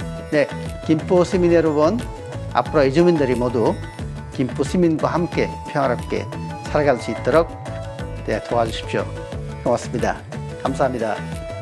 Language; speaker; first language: Korean; non-native, fluent; Bangla